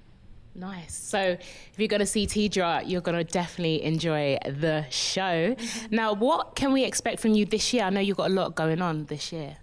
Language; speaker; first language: English; native; English